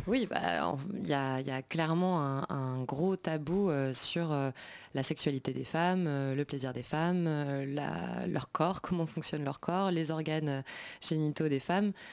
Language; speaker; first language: French; native; French